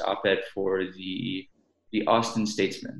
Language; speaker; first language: English; native; English